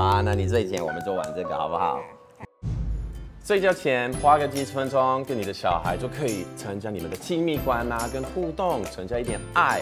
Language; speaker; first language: Chinese; non-native, fluent; Swedish